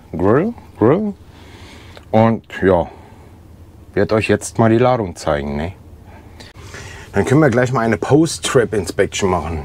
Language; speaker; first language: German; native; German